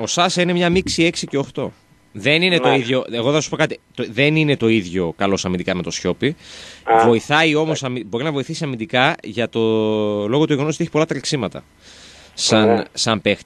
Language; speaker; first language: Greek; native; Greek